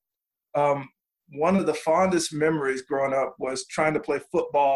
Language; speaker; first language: English; native; English